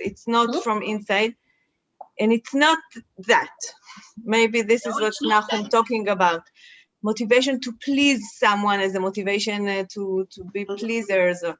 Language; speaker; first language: English; non-native, fluent; Hebrew